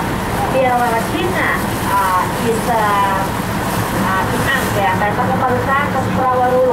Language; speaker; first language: Russian; non-native, learner; Thai